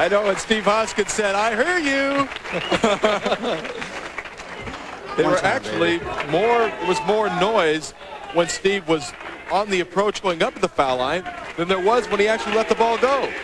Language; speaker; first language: English; native; English